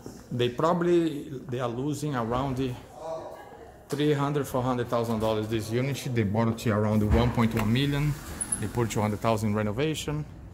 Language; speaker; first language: English; non-native, fluent; Portuguese